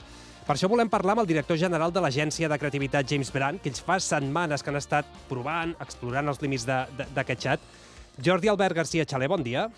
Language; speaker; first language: Catalan; native; Catalan